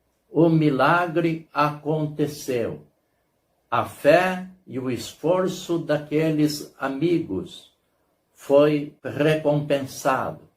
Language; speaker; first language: Portuguese; native; Portuguese